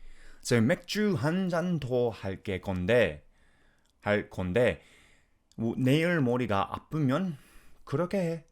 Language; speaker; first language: Korean; non-native, fluent; English